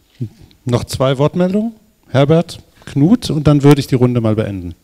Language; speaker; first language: German; native; German